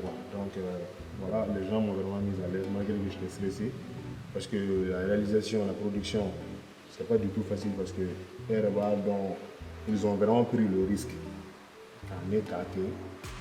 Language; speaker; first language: French; non-native, local second language; Bambara